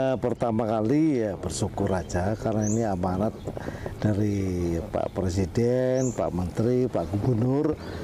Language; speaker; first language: Indonesian; native; Indonesian